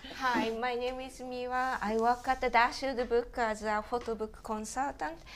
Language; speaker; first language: English; non-native, fluent; Japanese